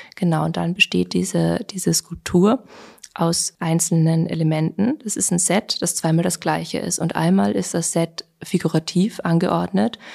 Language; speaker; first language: German; native; German